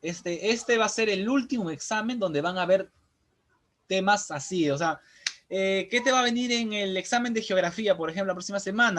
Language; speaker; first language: Spanish; native; Spanish